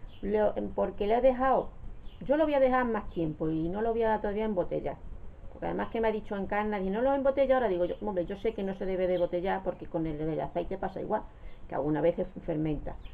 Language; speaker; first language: Spanish; native; Spanish